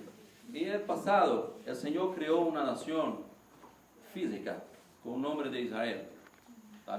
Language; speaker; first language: Spanish; non-native, learner; Portuguese